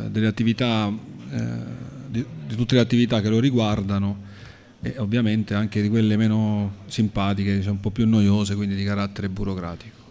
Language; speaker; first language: Italian; native; Italian